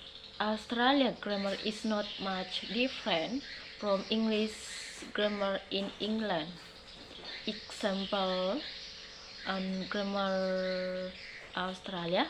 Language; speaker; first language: English; non-native, learner; Indonesian